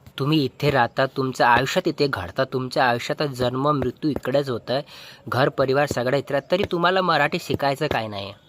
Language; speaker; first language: Marathi; non-native, local second language; Hindi